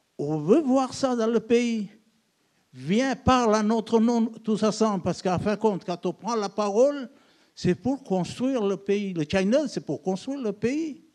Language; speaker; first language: French; non-native, local second language; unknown